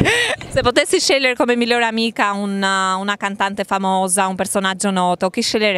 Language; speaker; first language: Italian; native; Italian